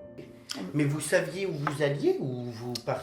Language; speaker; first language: French; native; French